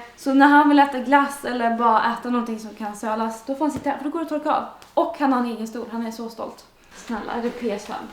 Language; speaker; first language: Swedish; native; Swedish